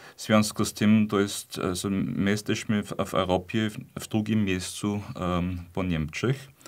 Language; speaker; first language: Polish; non-native, fluent; German